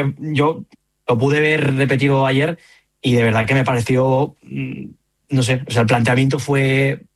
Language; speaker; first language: Spanish; native; Spanish